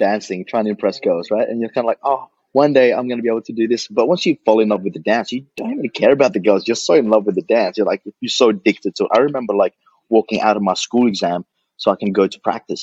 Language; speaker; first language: English; early bilingual, other home language; Indonesian